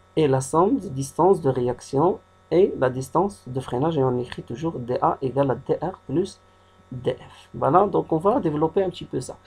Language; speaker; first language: French; non-native, local second language; Arabic